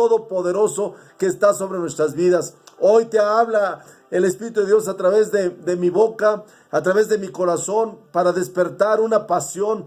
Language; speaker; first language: Spanish; native; Spanish